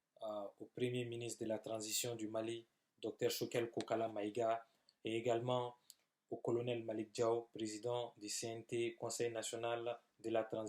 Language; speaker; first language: French; non-native, local second language; Bambara